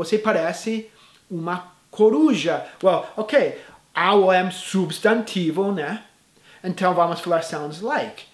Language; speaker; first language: Portuguese; non-native, fluent; English